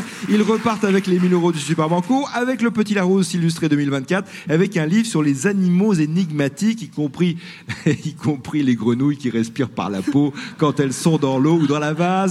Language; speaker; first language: French; native; French